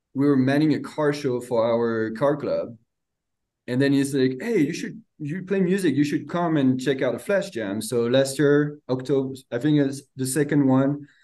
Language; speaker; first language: English; non-native, fluent; French